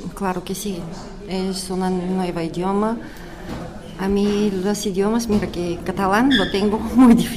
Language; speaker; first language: Spanish; non-native, learner; Bulgarian